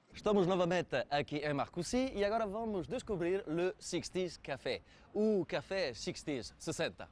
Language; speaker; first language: Portuguese; early bilingual, heritage; French